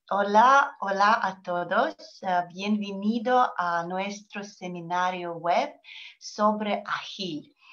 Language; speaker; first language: Spanish; non-native, learner; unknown